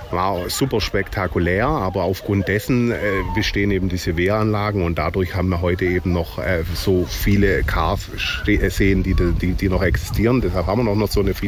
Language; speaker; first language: German; native; German